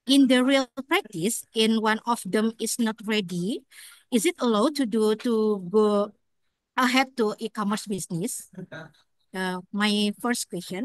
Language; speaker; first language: English; non-native, learner; Indonesian